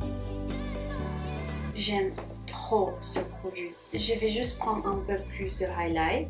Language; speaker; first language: French; non-native, fluent; Spanish